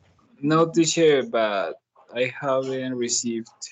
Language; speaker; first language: English; non-native, learner; Spanish